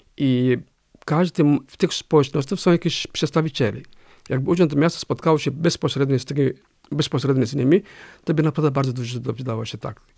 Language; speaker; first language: Polish; non-native, fluent; Somali